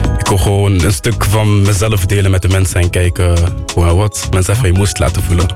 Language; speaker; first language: Dutch; non-native, local second language; French